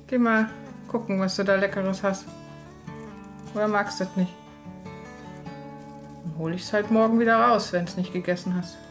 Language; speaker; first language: German; native; German